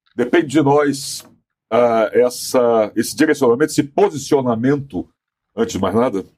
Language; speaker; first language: Portuguese; native; Portuguese